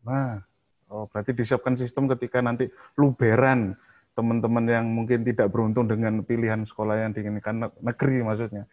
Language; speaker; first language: Indonesian; native; Indonesian